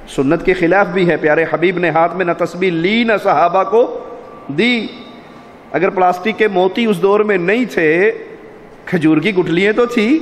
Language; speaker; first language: Urdu; non-native, local second language; Punjabi